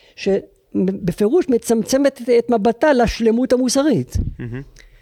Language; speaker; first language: Hebrew; native; Hebrew